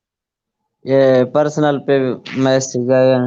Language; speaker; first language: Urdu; non-native, local second language; Saraiki